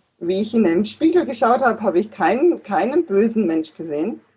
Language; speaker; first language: German; non-native, fluent; English